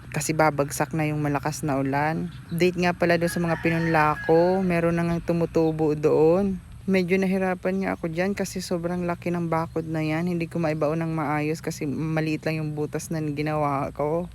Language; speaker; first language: Filipino; non-native, local second language; Bikol